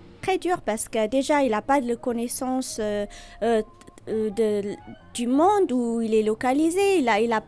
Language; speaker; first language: French; non-native, fluent; Amharic